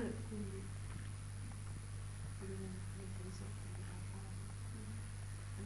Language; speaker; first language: Italian; early bilingual, heritage; Italian